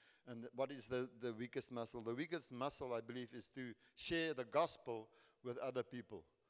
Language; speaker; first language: English; non-native, local second language; Afrikaans